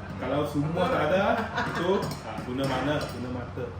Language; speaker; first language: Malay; non-native, local second language; Chinese